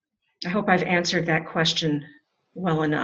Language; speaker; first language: English; native; English